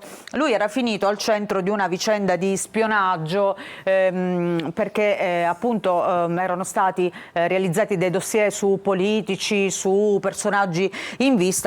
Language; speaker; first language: Italian; native; Italian